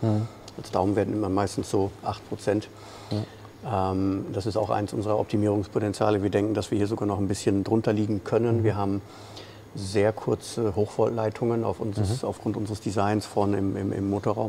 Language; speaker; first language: German; native; German